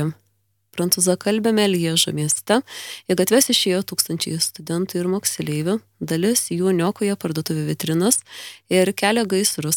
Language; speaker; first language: Lithuanian; native; Lithuanian